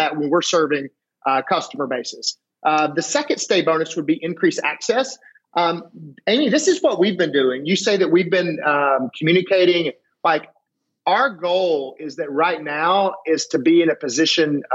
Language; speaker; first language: English; native; English